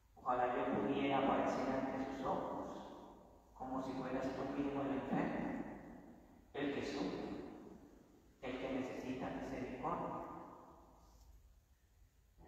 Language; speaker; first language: Spanish; native; Spanish